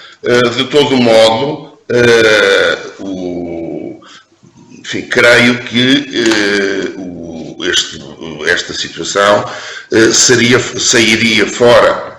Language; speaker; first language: Portuguese; native; Portuguese